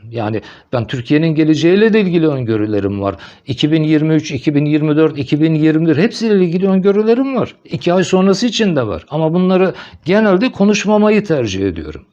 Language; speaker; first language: Turkish; native; Turkish